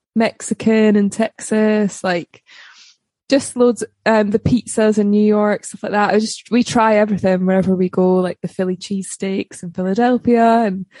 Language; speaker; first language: English; native; English